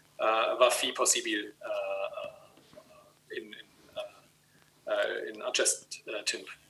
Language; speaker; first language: Romanian; non-native, learner; German